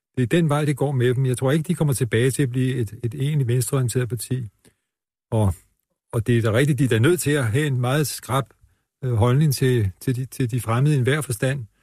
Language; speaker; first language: Danish; native; Danish